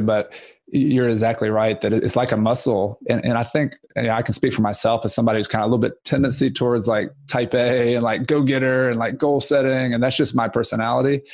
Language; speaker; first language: English; native; English